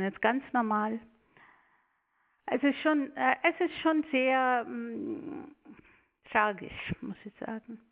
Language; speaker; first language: German; non-native, fluent; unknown